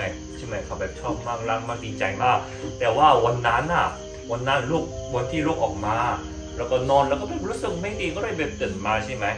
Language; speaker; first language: Thai; non-native, fluent; Korean